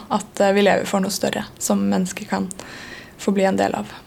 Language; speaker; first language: Norwegian; native; Norwegian